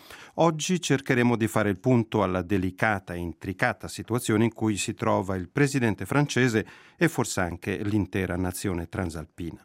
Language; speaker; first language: Italian; native; Italian